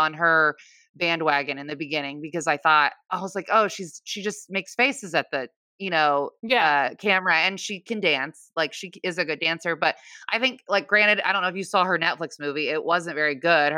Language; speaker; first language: English; native; English